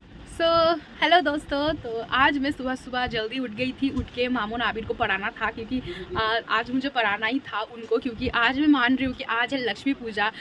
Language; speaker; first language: Hindi; non-native, local second language; Bangla